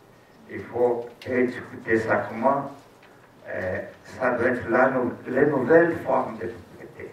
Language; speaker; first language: French; non-native, fluent; Portuguese